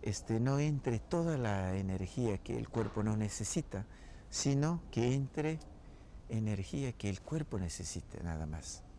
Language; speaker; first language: Spanish; non-native, local second language; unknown